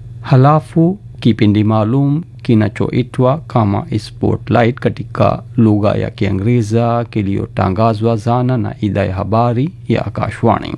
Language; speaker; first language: Swahili; non-native, fluent; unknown